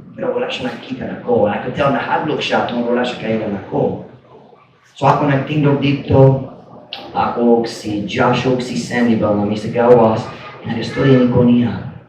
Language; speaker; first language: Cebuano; non-native, fluent; English